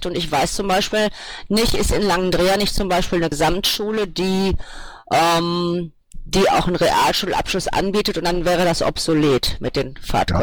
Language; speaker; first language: German; native; German